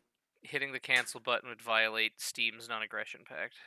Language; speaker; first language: English; native; English